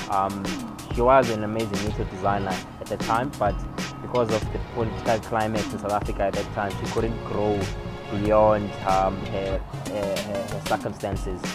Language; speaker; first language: English; non-native, local second language; Xhosa